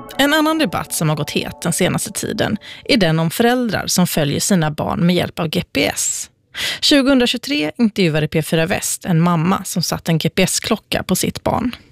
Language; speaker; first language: Swedish; native; Swedish